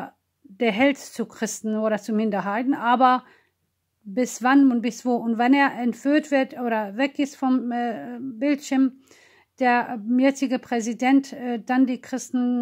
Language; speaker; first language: German; non-native, fluent; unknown